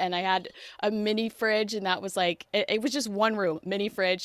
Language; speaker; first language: English; native; English